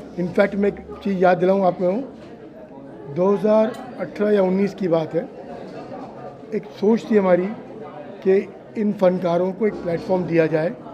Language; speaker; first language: Hindi; native; Hindi